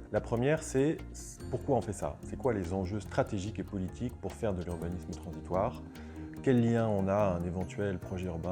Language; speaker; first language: French; native; French